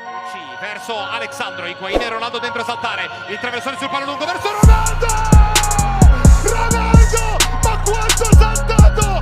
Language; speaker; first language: Italian; native; Italian